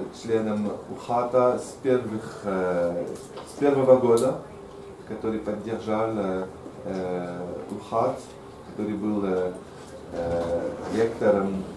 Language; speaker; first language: Russian; non-native, fluent; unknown